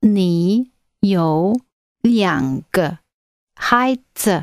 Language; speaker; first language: Chinese; non-native, learner; English